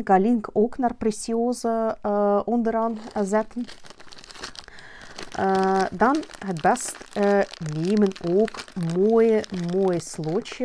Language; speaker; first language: Dutch; non-native, learner; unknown